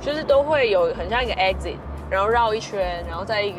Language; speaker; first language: Chinese; native; Chinese